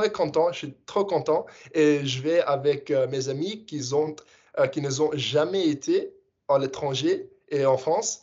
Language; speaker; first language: French; non-native, fluent; English